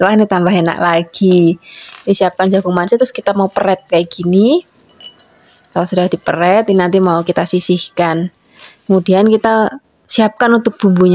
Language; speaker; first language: Indonesian; native; Indonesian